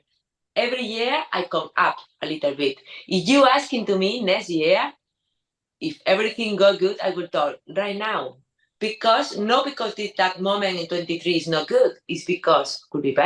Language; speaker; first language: English; non-native, learner; Spanish